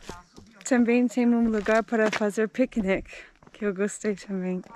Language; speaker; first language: Portuguese; non-native, learner; English